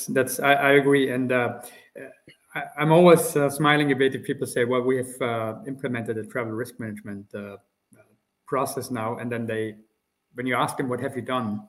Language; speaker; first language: English; non-native, fluent; German